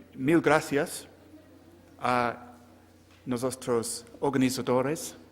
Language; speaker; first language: Spanish; non-native, learner; English